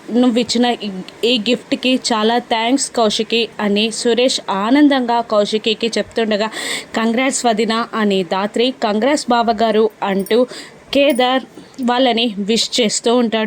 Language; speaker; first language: Telugu; native; Telugu